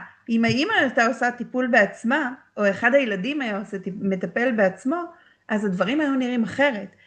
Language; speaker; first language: Hebrew; native; Hebrew